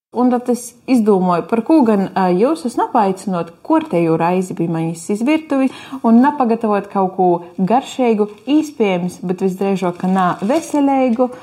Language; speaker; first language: Latvian; native; Latvian